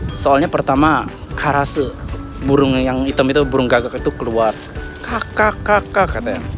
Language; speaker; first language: Indonesian; native; Indonesian